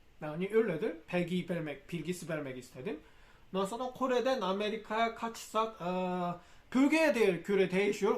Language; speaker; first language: Turkish; non-native, fluent; Korean